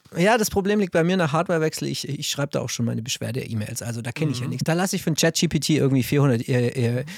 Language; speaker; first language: German; native; German